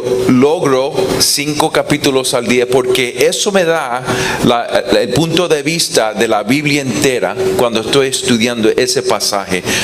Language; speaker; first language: Spanish; non-native, fluent; English